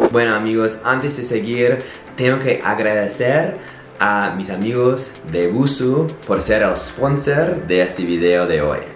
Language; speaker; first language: Spanish; non-native, fluent; English